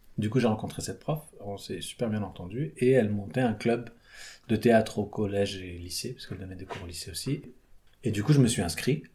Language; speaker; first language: French; native; French